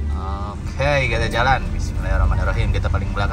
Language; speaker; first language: Indonesian; native; Indonesian